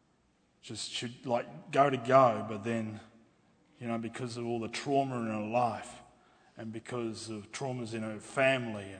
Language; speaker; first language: English; native; English